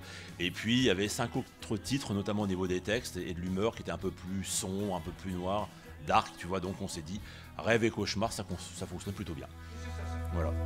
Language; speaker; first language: French; native; French